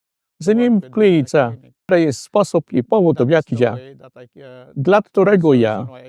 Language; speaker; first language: Polish; non-native, fluent; Filipino